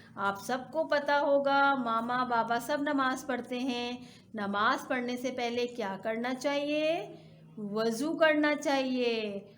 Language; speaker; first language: Hindi; non-native, local second language; Punjabi